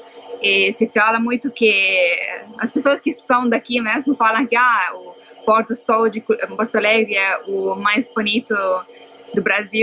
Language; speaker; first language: Portuguese; non-native, fluent; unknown